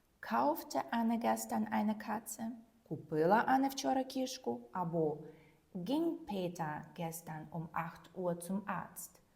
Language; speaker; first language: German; non-native, fluent; Ukrainian